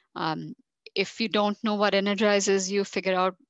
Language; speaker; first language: English; non-native, local second language; Marathi